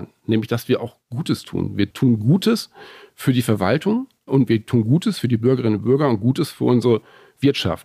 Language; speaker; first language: German; native; German